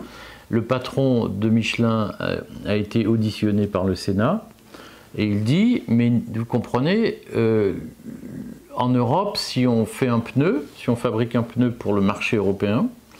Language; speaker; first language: French; native; French